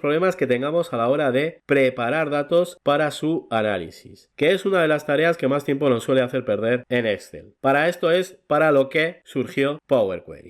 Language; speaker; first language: Spanish; native; Spanish